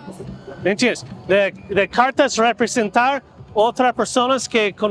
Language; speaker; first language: Spanish; non-native, learner; English